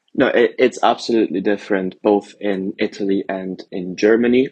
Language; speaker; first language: English; early bilingual, other home language; Italian